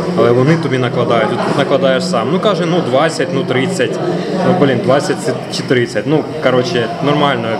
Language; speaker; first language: Ukrainian; non-native, local second language; Russian